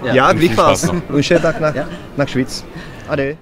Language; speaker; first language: German; non-native, learner; Czech